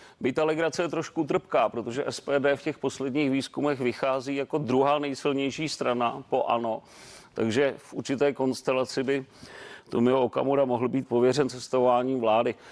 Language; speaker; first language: Czech; native; Czech